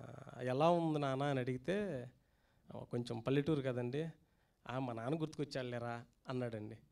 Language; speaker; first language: Telugu; native; Telugu